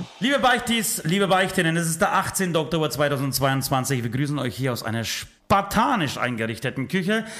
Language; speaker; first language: German; early bilingual, other home language; Polish